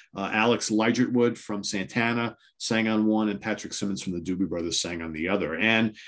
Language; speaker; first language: English; native; English